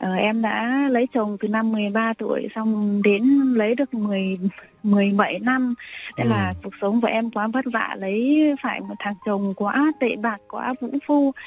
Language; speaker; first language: Vietnamese; non-native, local second language; Iu Mien